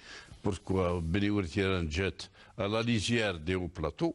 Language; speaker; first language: French; non-native, local second language; Kabyle